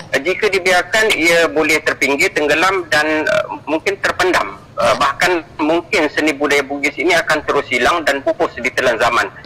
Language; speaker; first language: Malay; native; Malay